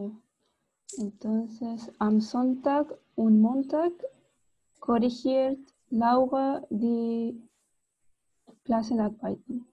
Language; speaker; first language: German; non-native, learner; Spanish